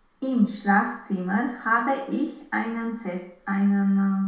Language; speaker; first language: German; non-native, learner; Romanian